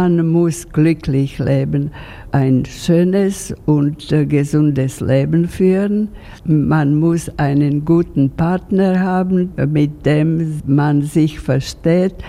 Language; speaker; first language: German; non-native, fluent; Slovak